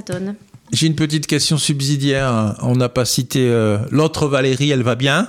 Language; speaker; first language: French; native; French